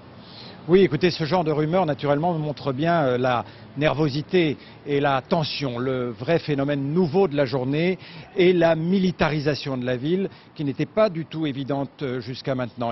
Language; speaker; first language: French; native; French